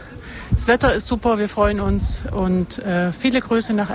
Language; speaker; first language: German; native; German